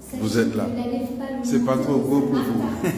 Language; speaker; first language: French; non-native, local second language; English